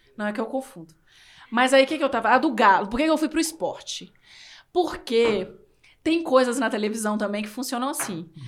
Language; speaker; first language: Portuguese; native; Portuguese